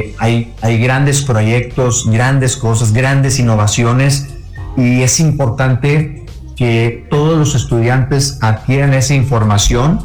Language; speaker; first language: Spanish; native; Spanish